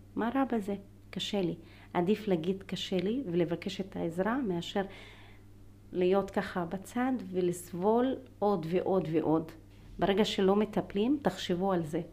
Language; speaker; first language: Hebrew; non-native, local second language; Arabic